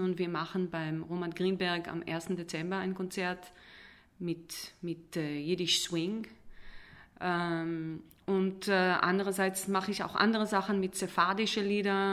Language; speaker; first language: German; non-native, fluent; Hebrew